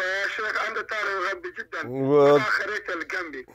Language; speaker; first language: Arabic; non-native, learner; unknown